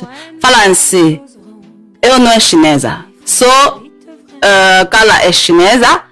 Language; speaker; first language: Portuguese; non-native, learner; Chinese